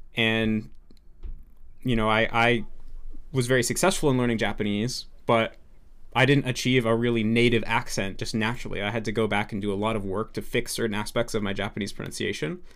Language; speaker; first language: English; native; English